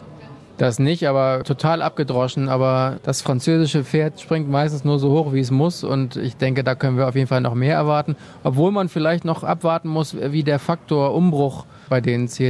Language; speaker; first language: German; native; German